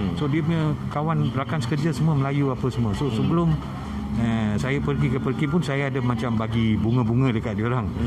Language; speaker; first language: Malay; non-native, local second language; Tamil